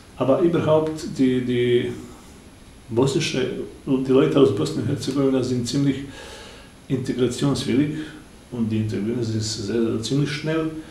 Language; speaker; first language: German; non-native, fluent; Bosnian